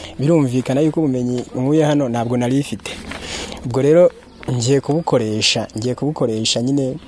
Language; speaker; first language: Kinyarwanda; native; Kinyarwanda